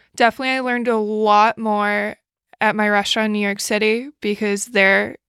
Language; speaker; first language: English; native; English